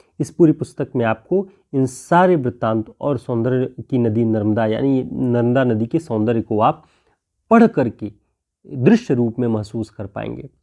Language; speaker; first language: Hindi; native; Hindi